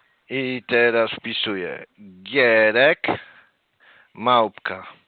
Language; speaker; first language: Polish; native; Polish